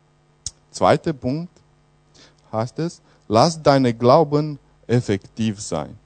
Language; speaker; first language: German; non-native, fluent; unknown